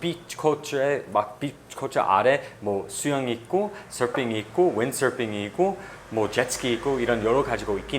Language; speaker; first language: Korean; non-native, fluent; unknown